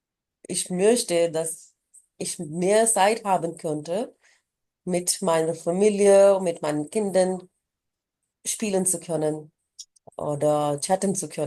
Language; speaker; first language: German; non-native, fluent; Urdu